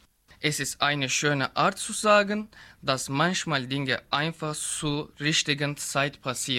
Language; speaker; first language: German; non-native, learner; Turkish